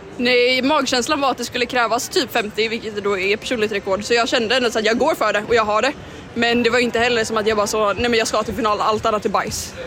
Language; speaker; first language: Swedish; native; Swedish